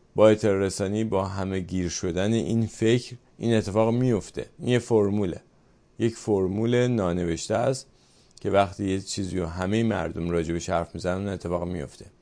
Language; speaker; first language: Persian; native; Persian